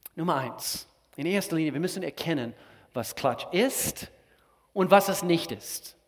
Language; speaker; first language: German; non-native, fluent; English